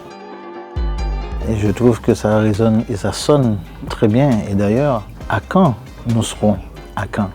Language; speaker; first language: French; native; French